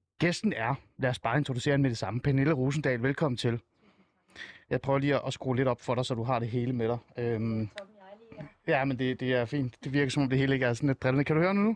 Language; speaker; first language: Danish; early bilingual, other home language; Persian